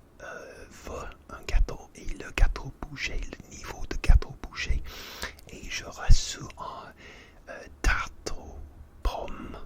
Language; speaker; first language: French; non-native, learner; English